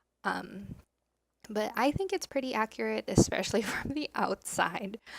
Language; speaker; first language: English; native; English